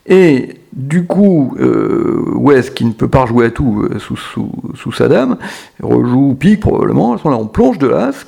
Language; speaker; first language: French; native; French